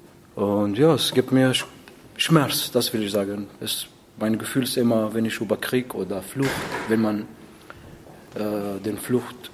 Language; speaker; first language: German; non-native, learner; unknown